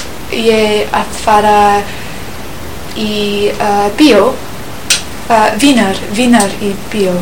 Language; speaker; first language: Icelandic; non-native, learner; English